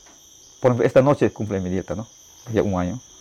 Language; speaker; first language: Spanish; non-native, local second language; Shipibo-Conibo